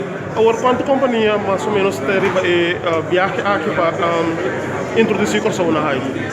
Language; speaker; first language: Portuguese; non-native, learner; Papiamento